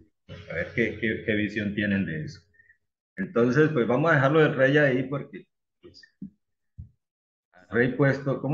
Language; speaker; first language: Spanish; native; Spanish